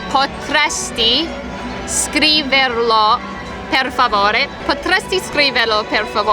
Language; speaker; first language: Italian; non-native, fluent; English